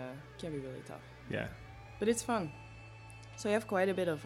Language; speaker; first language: English; non-native, fluent; Dutch